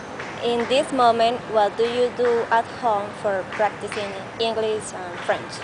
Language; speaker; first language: English; non-native, learner; Spanish